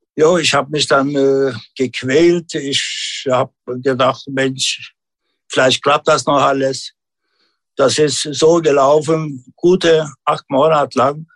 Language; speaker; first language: German; non-native, learner; Turkish